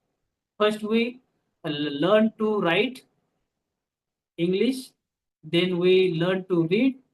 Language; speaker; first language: English; non-native, local second language; Marathi